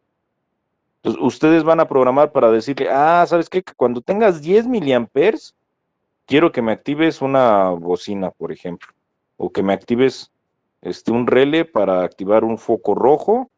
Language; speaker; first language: Spanish; native; Spanish